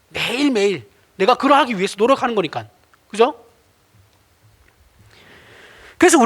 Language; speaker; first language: Korean; native; Korean